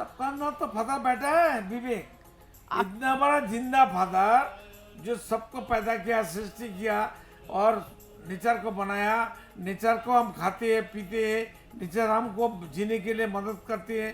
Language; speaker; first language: Hindi; non-native, local second language; Bangla